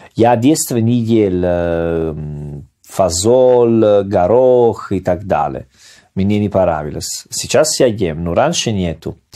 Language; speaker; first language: Russian; non-native, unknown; Italian